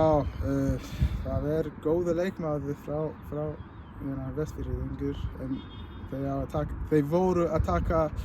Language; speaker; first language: Icelandic; non-native, learner; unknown